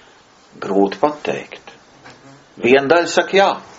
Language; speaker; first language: Latvian; native; Latvian